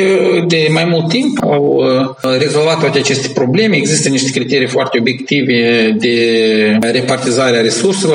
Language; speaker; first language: Romanian; native; Romanian